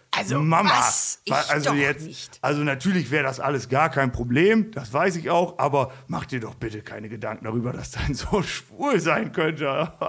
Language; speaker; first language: German; native; German